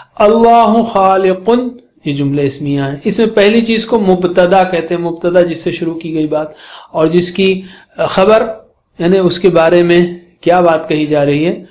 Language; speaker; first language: Urdu; native; Urdu